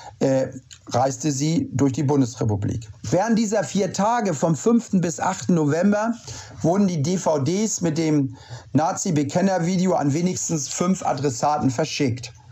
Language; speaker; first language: German; native; German